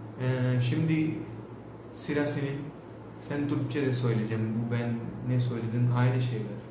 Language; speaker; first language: Turkish; non-native, learner; Urdu